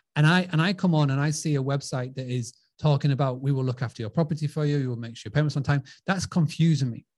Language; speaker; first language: English; native; English